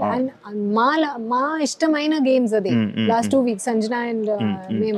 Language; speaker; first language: Telugu; non-native, learner; Hindi